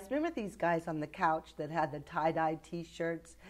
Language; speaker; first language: English; native; English